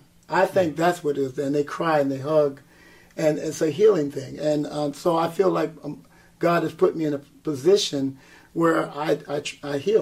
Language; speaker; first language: English; native; English